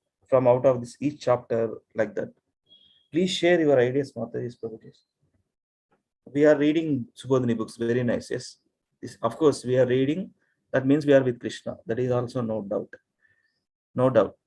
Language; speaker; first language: English; non-native, local second language; Telugu